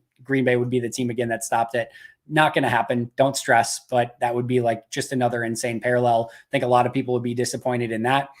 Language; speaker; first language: English; native; English